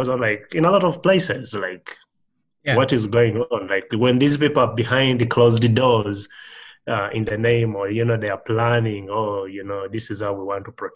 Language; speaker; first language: English; non-native, local second language; Ganda